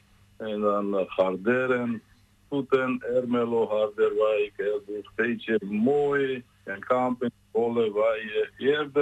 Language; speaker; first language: Dutch; non-native, learner; Georgian